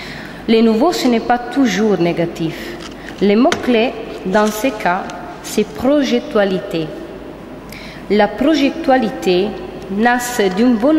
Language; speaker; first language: French; non-native, fluent; Italian